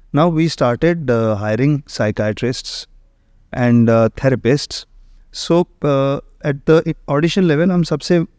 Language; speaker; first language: Hindi; native; Hindi